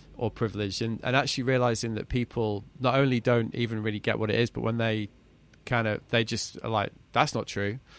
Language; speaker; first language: English; native; English